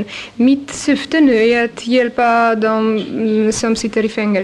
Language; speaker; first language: Swedish; non-native, fluent; Polish